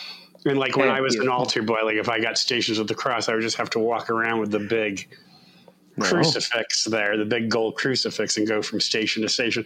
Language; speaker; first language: English; native; English